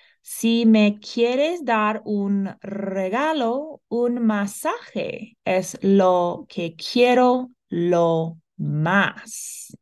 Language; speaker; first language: Spanish; non-native, fluent; English